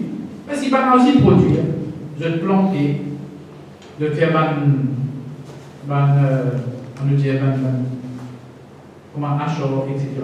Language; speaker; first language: French; non-native, local second language; Morisyen